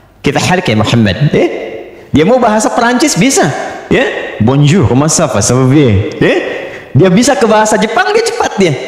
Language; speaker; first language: Indonesian; native; Indonesian